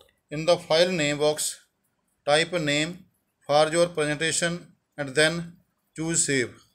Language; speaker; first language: English; non-native, local second language; Punjabi